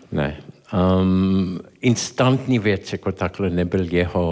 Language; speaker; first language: Czech; non-native, learner; English